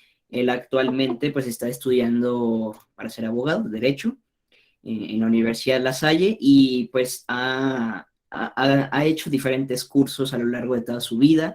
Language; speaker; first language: Spanish; native; Spanish